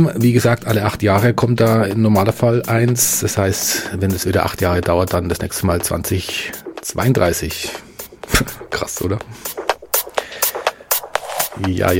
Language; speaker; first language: German; native; German